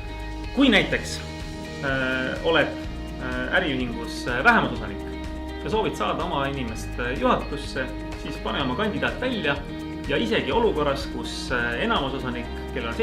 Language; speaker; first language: Estonian; native; Estonian